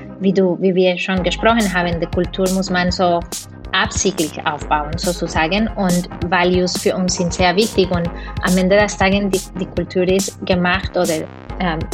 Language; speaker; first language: German; non-native, fluent; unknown